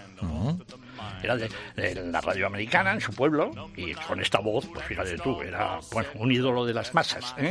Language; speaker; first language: Spanish; native; Spanish